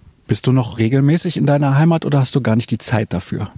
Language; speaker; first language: German; native; German